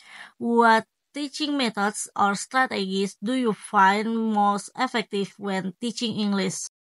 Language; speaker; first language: English; non-native, learner; Indonesian